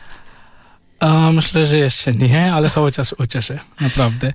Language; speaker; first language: Polish; non-native, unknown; Hindi